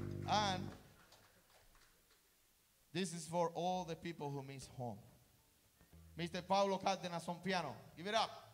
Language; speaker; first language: English; non-native, fluent; Spanish